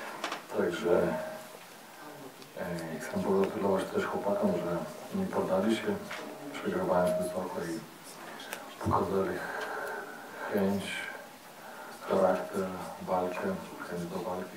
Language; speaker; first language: Polish; non-native, learner; Lithuanian